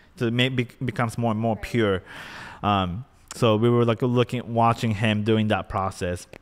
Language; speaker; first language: English; non-native, fluent; Japanese